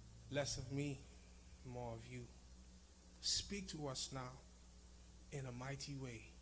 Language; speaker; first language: English; non-native, fluent; Haitian Creole